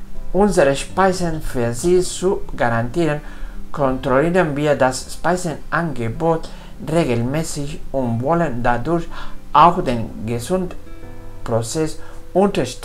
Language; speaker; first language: German; non-native, fluent; Spanish